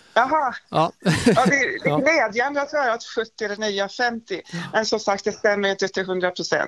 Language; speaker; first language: Swedish; native; Swedish